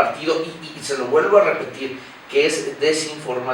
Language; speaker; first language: Spanish; native; Spanish